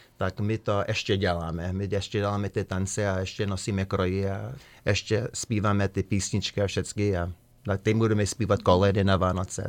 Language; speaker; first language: Czech; early bilingual, heritage; Czech